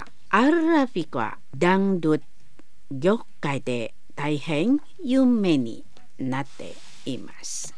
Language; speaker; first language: Japanese; non-native, learner; Indonesian